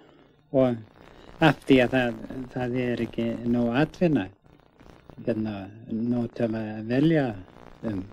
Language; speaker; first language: Icelandic; early bilingual, heritage; Icelandic